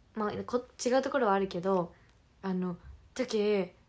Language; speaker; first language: Japanese; native; Japanese